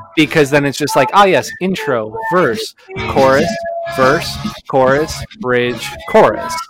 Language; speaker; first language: English; native; English